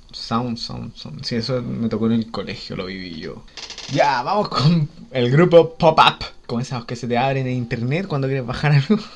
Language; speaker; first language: Spanish; native; Spanish